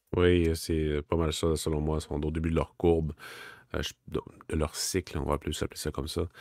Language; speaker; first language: French; native; French